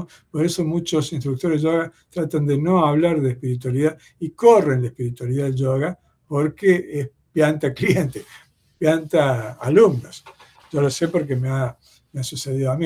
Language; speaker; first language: Spanish; native; Spanish